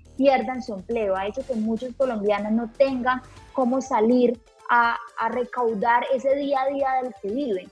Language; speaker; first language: Spanish; native; Spanish